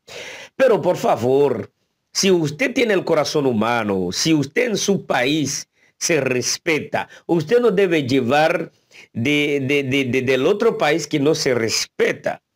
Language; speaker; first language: Spanish; non-native, fluent; Haitian Creole